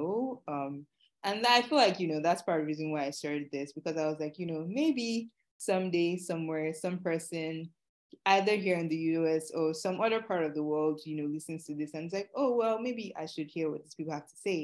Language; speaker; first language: English; non-native, local second language; Yoruba